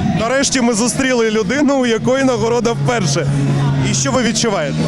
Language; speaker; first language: Ukrainian; native; Ukrainian